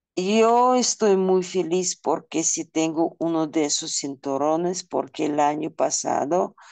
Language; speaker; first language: Spanish; non-native, fluent; Russian